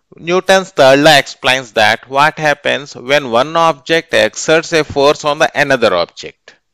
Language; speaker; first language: English; non-native, local second language; Telugu